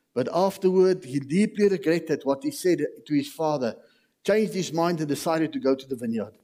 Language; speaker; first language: English; non-native, local second language; Afrikaans